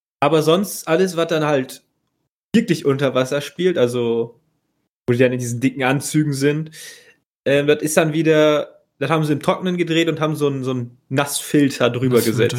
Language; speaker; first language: German; native; German